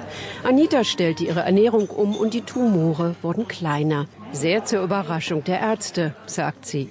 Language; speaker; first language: German; native; German